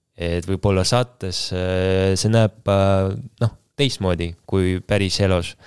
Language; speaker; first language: Estonian; non-native, local second language; Russian